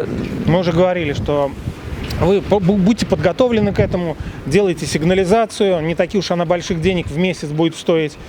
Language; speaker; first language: Russian; native; Russian